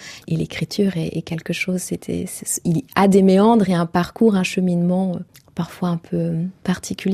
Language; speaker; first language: French; non-native, local second language; Kinyarwanda